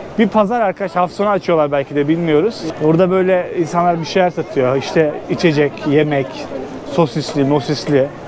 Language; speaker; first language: Turkish; native; Turkish